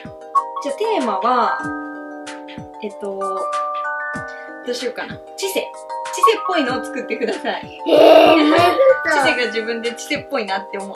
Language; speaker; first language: Japanese; native; Japanese